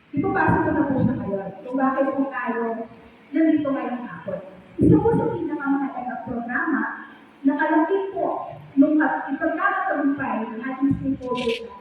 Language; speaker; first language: Filipino; native; Filipino